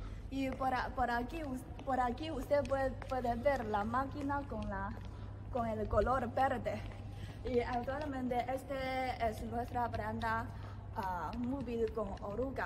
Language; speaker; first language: Spanish; non-native, learner; Chinese